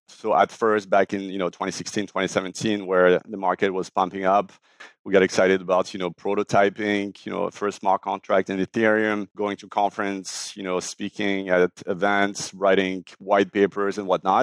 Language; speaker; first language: English; non-native, fluent; French